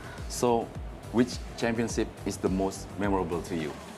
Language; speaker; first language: English; non-native, fluent; Indonesian